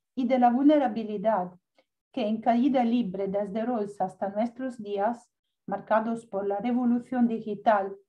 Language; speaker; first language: Spanish; non-native, learner; Italian